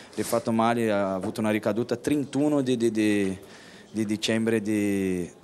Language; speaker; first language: Italian; non-native, fluent; Portuguese